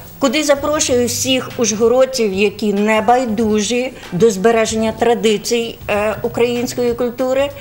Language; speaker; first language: Ukrainian; native; Ukrainian